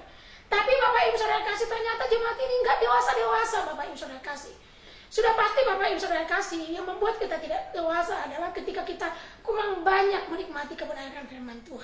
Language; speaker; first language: Indonesian; native; Indonesian